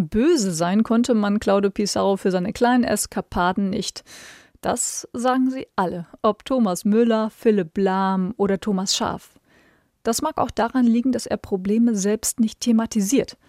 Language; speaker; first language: German; native; German